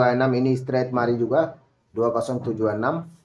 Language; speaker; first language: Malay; non-native, learner; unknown